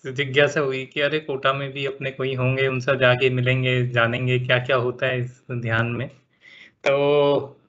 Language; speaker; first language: Hindi; native; Hindi